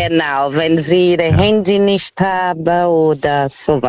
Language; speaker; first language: German; non-native, fluent; Portuguese